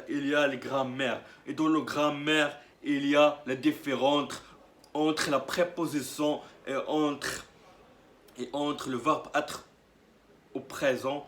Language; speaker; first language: French; non-native, learner; Arabic